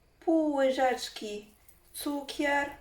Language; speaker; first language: Polish; non-native, learner; Chinese